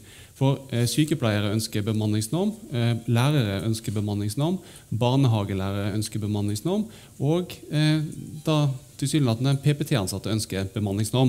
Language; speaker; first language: Norwegian; native; Norwegian